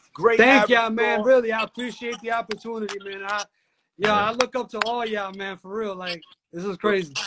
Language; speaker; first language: English; native; English